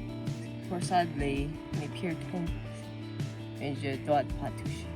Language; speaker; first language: French; non-native, learner; English